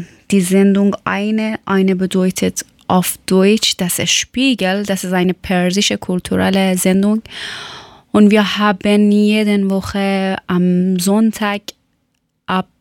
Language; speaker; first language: German; non-native, fluent; Persian